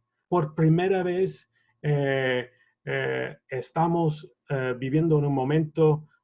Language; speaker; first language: Spanish; non-native, fluent; English